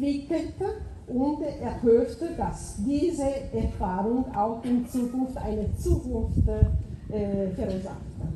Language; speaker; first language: German; non-native, fluent; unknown